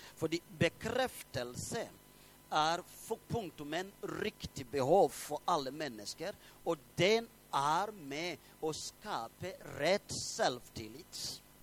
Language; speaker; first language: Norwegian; non-native, fluent; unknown